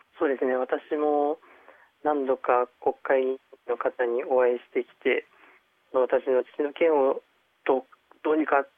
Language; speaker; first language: Japanese; early bilingual, other home language; Chinese